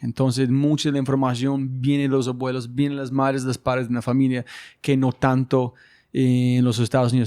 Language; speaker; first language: Spanish; non-native, fluent; English